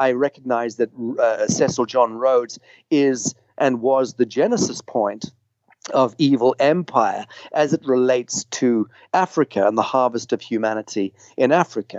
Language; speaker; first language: English; native; English